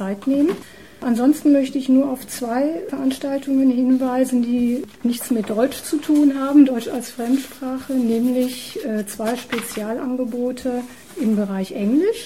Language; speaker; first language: German; native; German